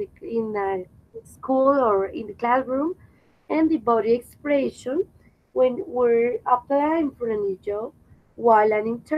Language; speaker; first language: English; non-native, fluent; Spanish